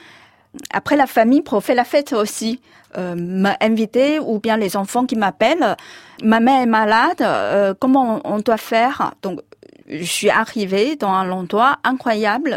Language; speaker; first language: French; non-native, fluent; Chinese